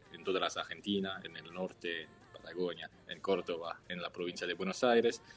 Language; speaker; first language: Spanish; non-native, fluent; French